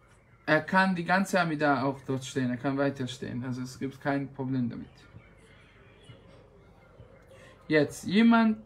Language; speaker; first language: German; non-native, fluent; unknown